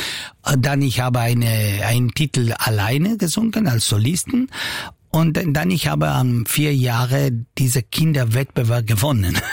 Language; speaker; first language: German; non-native, local second language; Italian